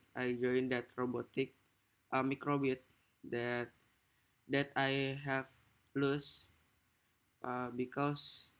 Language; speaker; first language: English; non-native, learner; Indonesian